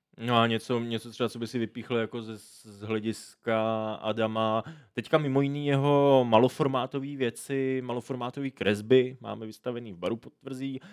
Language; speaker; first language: Czech; native; Czech